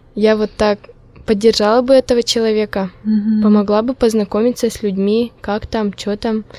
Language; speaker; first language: Russian; non-native, local second language; Udmurt